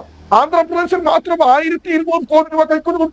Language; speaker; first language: Malayalam; native; Malayalam